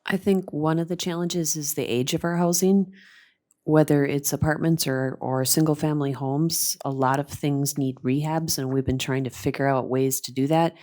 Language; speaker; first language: English; native; English